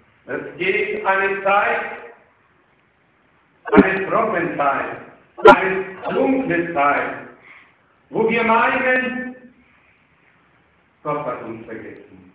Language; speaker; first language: German; non-native, fluent; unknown